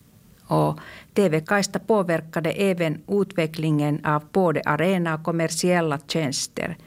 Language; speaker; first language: Swedish; non-native, local second language; Finnish